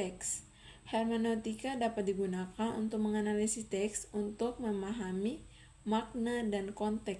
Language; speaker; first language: Indonesian; native; Indonesian